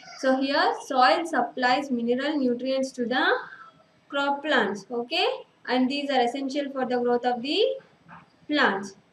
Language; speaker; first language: English; non-native, local second language; Telugu